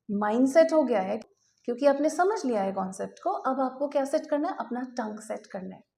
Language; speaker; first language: Hindi; native; Hindi